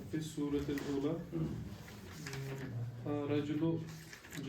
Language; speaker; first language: Arabic; non-native, learner; Urdu